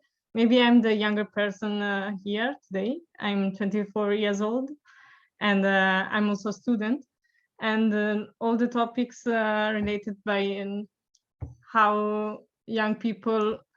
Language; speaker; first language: English; non-native, learner; Italian